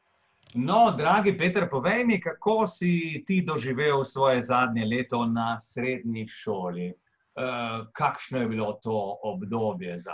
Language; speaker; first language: Slovenian; native; Slovenian